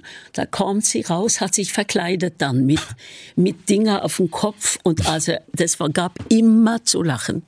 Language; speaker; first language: German; non-native, fluent; Norwegian